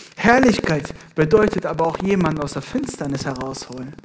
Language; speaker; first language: German; non-native, fluent; Persian